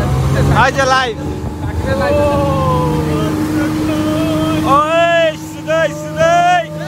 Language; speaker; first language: Japanese; non-native, fluent; Bangla